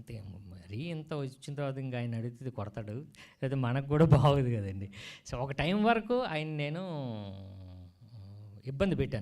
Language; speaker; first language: Telugu; native; Telugu